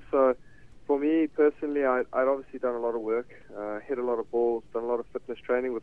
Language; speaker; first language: English; native; English